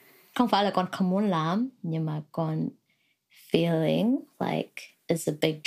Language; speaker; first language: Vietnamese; early bilingual, heritage; Vietnamese